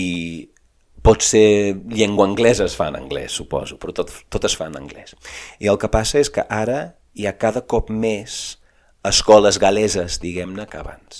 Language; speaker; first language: Catalan; non-native, fluent; English